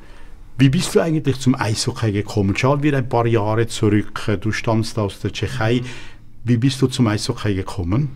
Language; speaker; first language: German; native; German